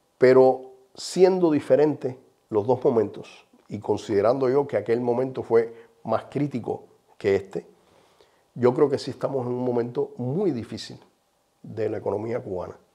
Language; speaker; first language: Spanish; native; Spanish